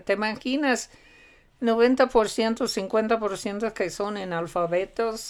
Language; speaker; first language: Spanish; non-native, fluent; English